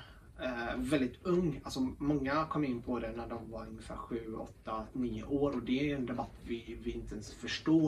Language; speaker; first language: Swedish; early bilingual, other home language; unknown